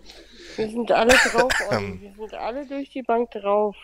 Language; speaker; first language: German; native; German